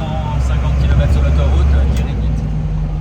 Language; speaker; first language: French; native; French